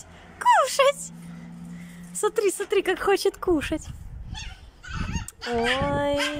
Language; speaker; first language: Russian; native; Russian